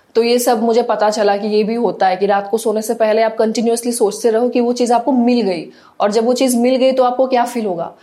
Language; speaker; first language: Hindi; non-native, local second language; Assamese